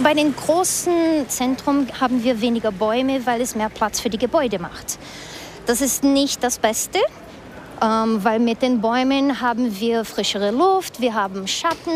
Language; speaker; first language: German; non-native, fluent; Portuguese